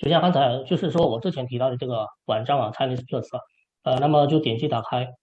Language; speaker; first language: Chinese; native; Chinese